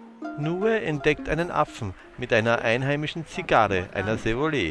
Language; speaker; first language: German; native; German